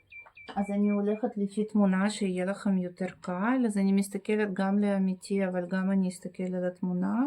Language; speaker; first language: Hebrew; non-native, fluent; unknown